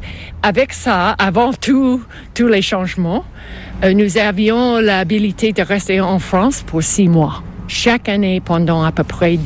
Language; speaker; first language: French; non-native, local second language; English